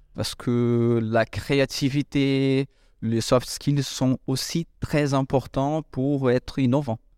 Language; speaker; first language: French; non-native, fluent; Portuguese